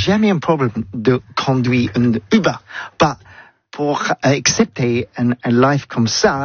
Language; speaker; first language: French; non-native, learner; English